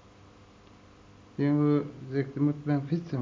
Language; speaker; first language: Dutch; non-native, learner; Turkish